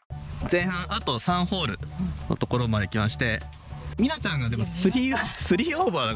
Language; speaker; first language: Japanese; native; Japanese